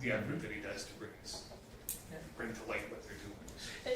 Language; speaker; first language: English; native; English